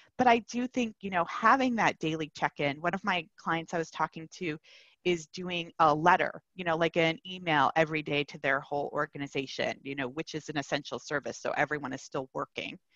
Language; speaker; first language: English; native; English